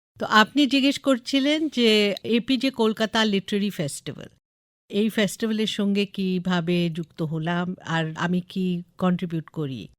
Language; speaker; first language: Bangla; non-native, local second language; English